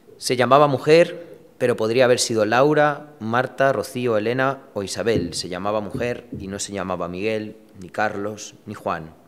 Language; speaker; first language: Spanish; early bilingual, other home language; Romanian